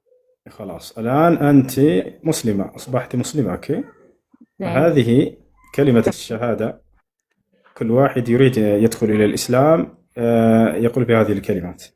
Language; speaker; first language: Arabic; non-native, fluent; Amharic